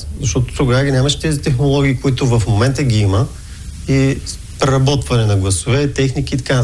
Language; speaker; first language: Bulgarian; native; Bulgarian